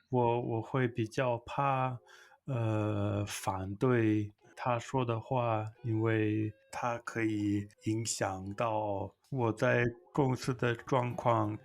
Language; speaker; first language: Chinese; non-native, fluent; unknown